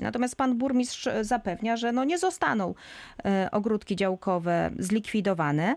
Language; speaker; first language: Polish; native; Polish